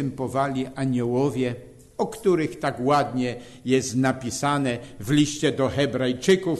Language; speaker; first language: Polish; native; Polish